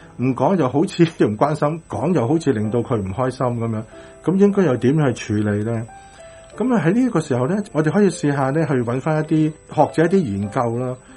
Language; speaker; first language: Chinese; non-native, local second language; Cantonese